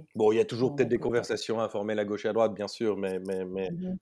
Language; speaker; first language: French; native; French